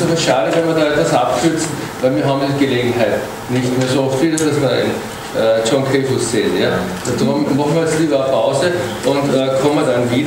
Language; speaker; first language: German; native; German